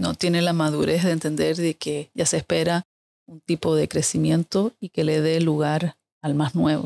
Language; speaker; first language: Spanish; native; Spanish